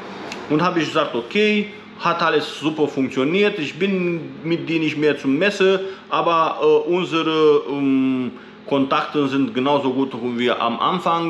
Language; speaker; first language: German; non-native, fluent; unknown